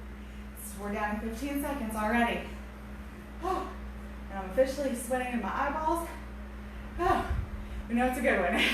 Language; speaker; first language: English; native; English